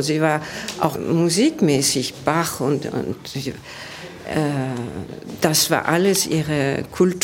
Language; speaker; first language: German; early bilingual, heritage; German